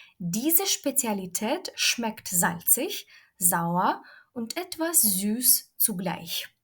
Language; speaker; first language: German; non-native, fluent; Ukrainian